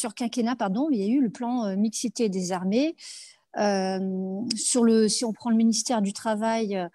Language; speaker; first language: French; native; French